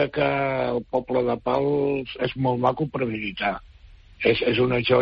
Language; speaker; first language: Catalan; native; Catalan